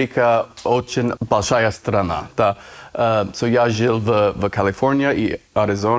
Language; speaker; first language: Russian; non-native, learner; English